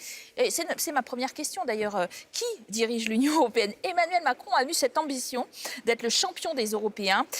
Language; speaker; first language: French; native; French